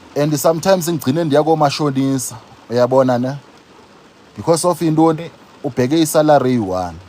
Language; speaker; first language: Zulu; non-native, local second language; Xhosa